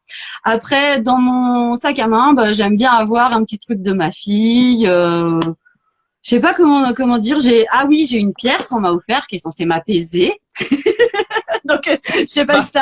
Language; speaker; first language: French; native; French